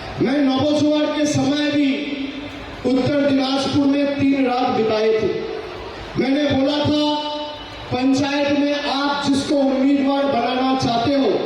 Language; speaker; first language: Hindi; non-native, local second language; Bangla